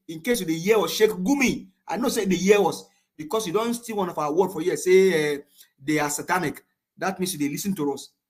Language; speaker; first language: Nigerian Pidgin; non-native, local second language; Yoruba